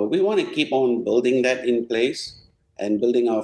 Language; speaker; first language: English; non-native, local second language; Tamil